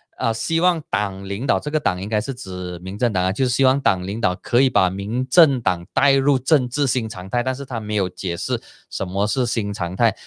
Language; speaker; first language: Chinese; native; Chinese